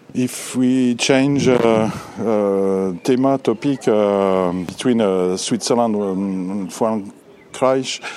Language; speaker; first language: English; non-native, learner; French